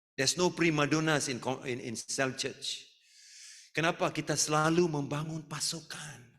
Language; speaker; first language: Malay; non-native, local second language; Tamil